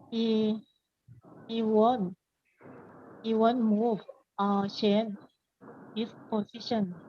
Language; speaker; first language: English; non-native, learner; Thai